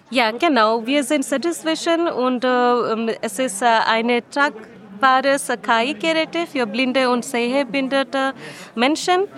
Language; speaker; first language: German; non-native, learner; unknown